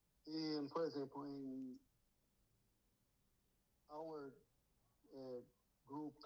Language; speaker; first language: English; non-native, learner; Portuguese